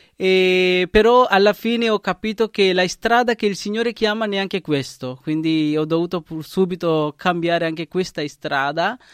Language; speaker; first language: Italian; non-native, fluent; Sinhala